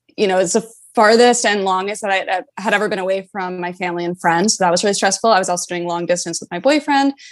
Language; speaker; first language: English; native; English